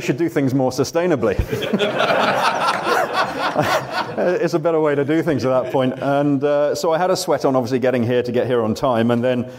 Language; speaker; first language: English; native; English